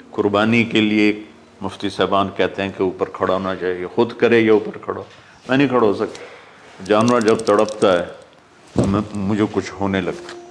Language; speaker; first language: Urdu; non-native, local second language; Punjabi